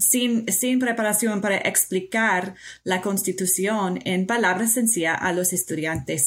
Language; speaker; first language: Spanish; non-native, fluent; English